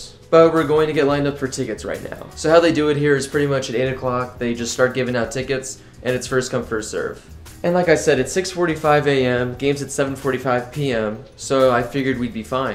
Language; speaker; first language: English; native; English